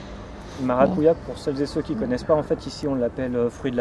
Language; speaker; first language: French; native; French